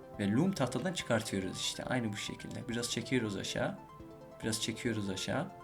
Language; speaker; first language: Turkish; early bilingual, heritage; Turkish